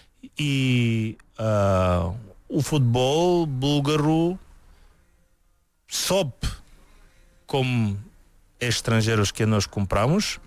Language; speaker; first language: Portuguese; non-native, learner; Bulgarian